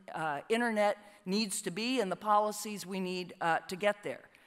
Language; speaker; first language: English; native; English